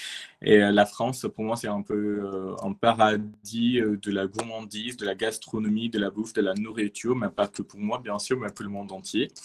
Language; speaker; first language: French; non-native, fluent; English